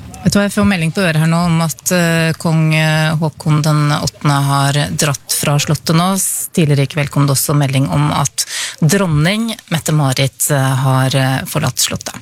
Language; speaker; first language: Norwegian; native; Norwegian